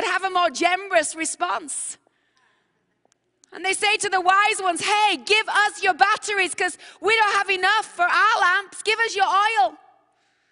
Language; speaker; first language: English; native; English